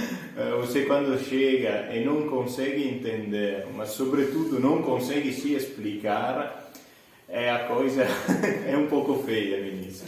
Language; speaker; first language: Portuguese; non-native, fluent; Italian